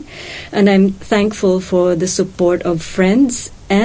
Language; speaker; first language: English; non-native, local second language; Hiligaynon